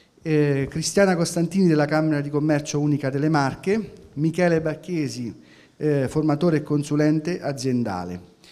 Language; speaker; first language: Italian; native; Italian